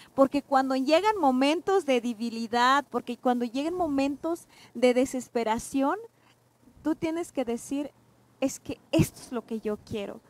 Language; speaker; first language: Spanish; non-native, local second language; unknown